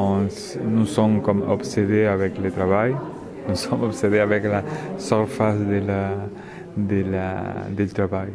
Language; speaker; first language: French; non-native, learner; Spanish